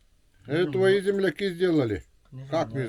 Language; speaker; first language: Russian; non-native, local second language; Yakut